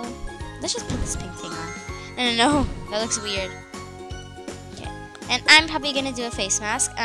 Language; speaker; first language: English; native; English